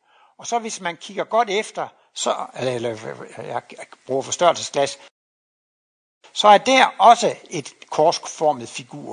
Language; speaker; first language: Danish; native; Danish